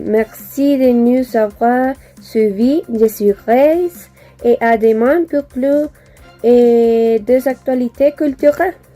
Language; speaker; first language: French; non-native, learner; Spanish